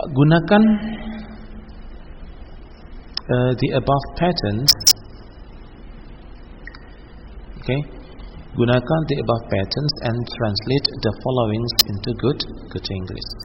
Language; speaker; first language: English; non-native, local second language; Indonesian